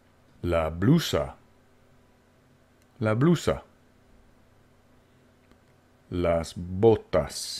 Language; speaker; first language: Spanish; non-native, fluent; English